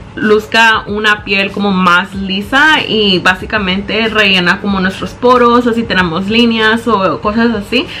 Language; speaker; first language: Spanish; early bilingual, heritage; Spanish